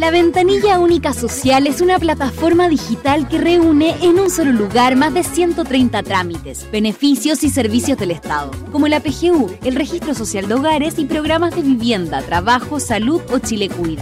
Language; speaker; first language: Spanish; native; Spanish